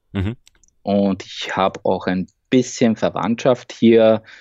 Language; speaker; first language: German; non-native, fluent; Hungarian